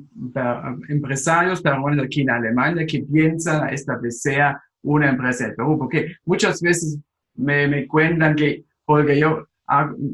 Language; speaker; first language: Spanish; non-native, fluent; German